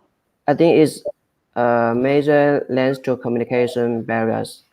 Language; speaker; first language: English; non-native, learner; Chinese